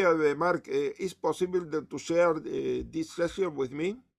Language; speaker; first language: English; non-native, learner; Spanish